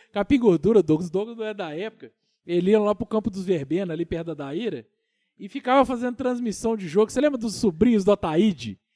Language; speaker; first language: Portuguese; native; Portuguese